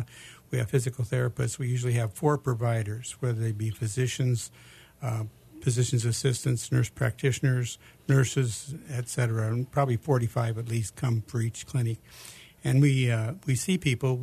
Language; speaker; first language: English; native; English